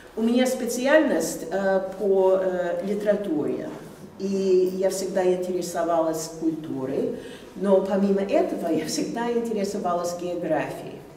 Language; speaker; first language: Russian; non-native, fluent; English